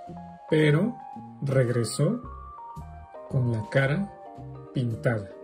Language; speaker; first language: Spanish; native; Spanish